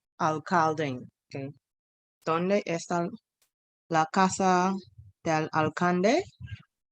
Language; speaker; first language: Spanish; non-native, learner; English